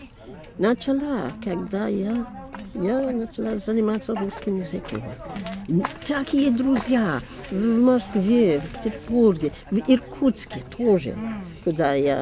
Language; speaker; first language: Russian; non-native, fluent; English